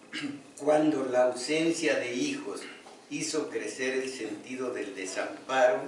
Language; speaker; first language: Spanish; native; Spanish